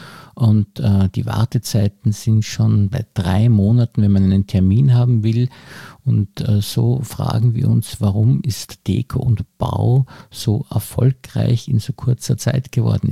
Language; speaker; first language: German; native; German